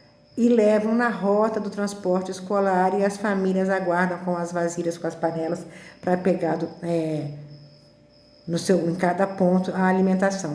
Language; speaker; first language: Portuguese; native; Portuguese